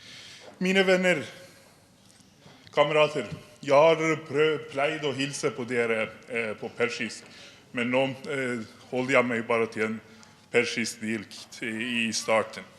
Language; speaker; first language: Norwegian; non-native, fluent; Persian